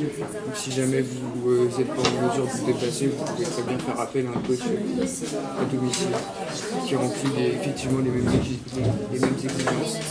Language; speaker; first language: French; native; French